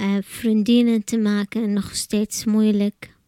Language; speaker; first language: Dutch; non-native, learner; Arabic